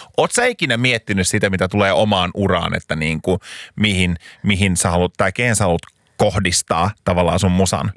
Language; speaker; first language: Finnish; non-native, local second language; Swedish